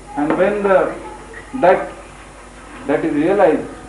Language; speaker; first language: English; non-native, local second language; Marathi